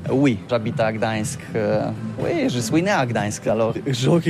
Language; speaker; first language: French; non-native, learner; Polish